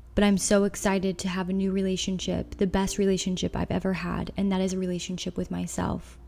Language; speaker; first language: English; native; English